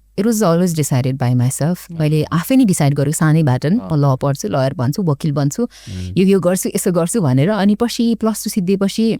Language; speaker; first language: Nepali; non-native, local second language; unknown